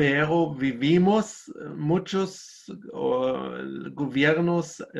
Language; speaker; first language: Spanish; non-native, fluent; German